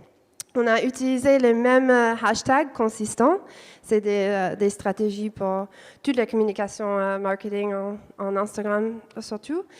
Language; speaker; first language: French; non-native, fluent; English